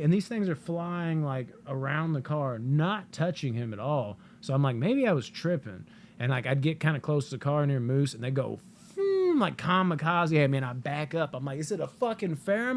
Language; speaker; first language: English; native; English